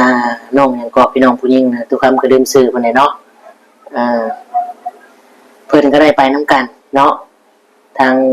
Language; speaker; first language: Thai; non-native, local second language; Northeastern Thai